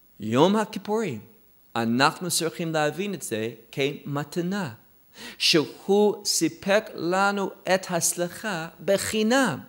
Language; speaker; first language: Hebrew; non-native, fluent; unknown